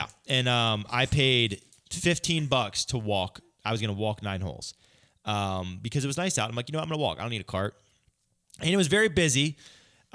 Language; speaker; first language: English; native; English